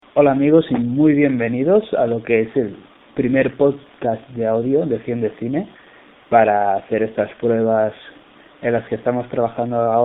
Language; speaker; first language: Spanish; native; Spanish